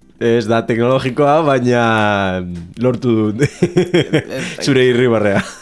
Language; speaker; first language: Basque; non-native, local second language; Spanish